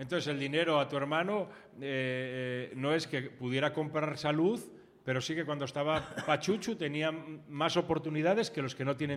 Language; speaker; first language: Spanish; native; Spanish